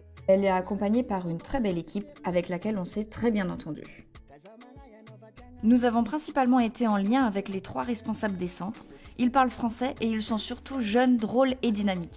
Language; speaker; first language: French; native; French